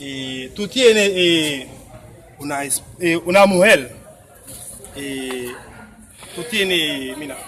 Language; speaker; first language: Spanish; non-native, learner; Haitian Creole